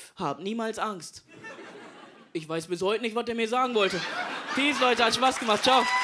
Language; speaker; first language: German; native; German